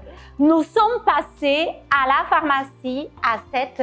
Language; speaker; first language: French; non-native, fluent; Portuguese